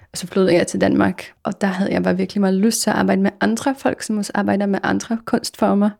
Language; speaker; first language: Danish; non-native, fluent; Polish